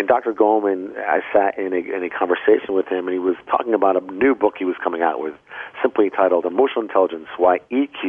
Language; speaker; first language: English; native; English